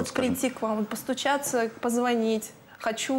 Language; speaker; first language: Russian; native; Russian